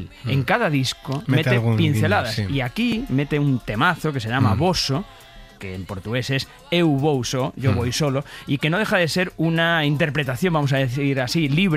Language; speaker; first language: Spanish; native; Spanish